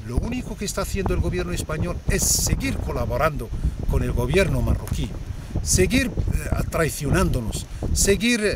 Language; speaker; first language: Spanish; non-native, local second language; Arabic